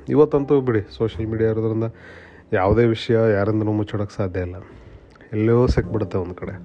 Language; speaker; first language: Kannada; native; Kannada